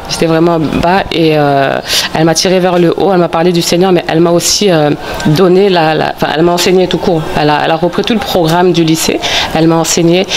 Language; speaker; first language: French; early bilingual, other home language; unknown